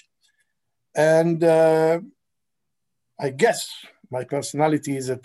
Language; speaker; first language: English; non-native, fluent; Hebrew